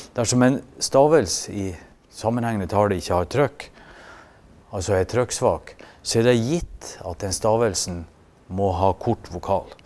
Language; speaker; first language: Norwegian; native; Norwegian